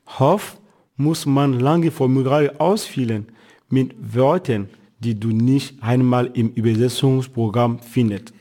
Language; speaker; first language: German; non-native, fluent; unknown